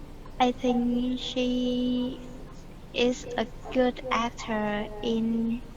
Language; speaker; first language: English; non-native, learner; Vietnamese